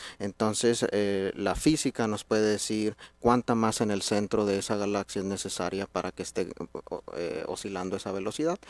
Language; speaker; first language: Spanish; native; Spanish